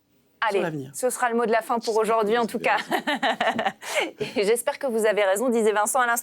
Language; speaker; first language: French; native; French